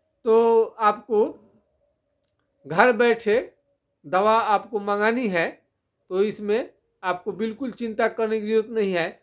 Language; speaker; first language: Hindi; non-native, local second language; Bhojpuri